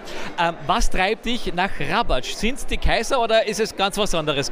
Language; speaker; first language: German; native; German